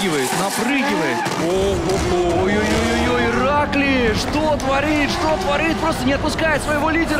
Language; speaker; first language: Russian; native; Russian